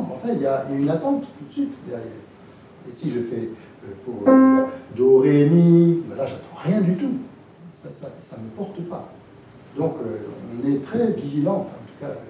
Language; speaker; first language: French; native; French